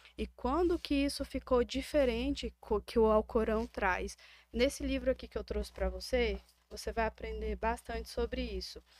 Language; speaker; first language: Portuguese; native; Portuguese